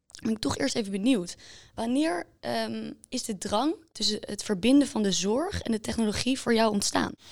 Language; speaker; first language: Dutch; native; Dutch